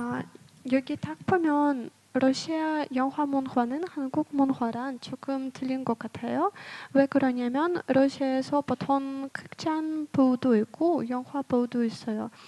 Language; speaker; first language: Korean; non-native, fluent; Russian